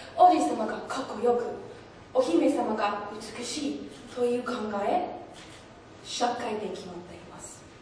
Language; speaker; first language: Japanese; non-native, learner; English